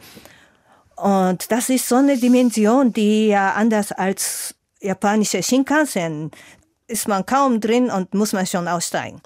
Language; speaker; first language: German; non-native, fluent; Japanese